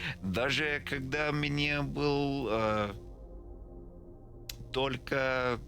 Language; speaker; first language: Russian; non-native, learner; English